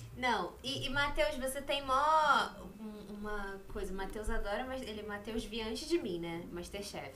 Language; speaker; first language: Portuguese; native; Portuguese